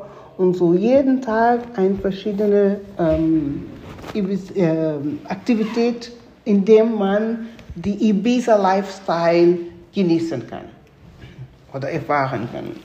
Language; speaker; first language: German; non-native, fluent; Spanish